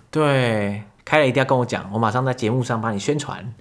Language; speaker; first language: Chinese; native; Chinese